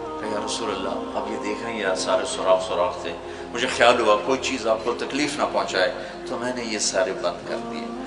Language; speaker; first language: Urdu; non-native, local second language; Punjabi